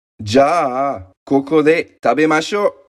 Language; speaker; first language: Japanese; non-native, learner; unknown